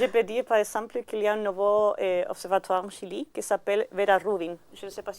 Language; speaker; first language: French; non-native, learner; Spanish